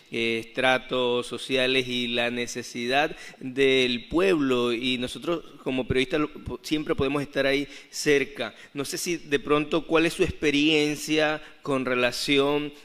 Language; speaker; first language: Spanish; native; Spanish